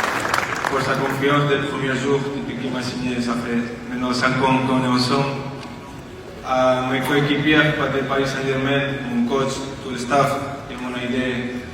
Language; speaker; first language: French; non-native, fluent; Spanish